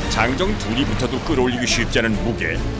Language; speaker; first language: Korean; native; Korean